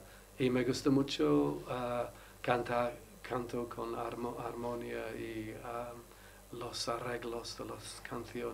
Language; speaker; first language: Spanish; non-native, learner; English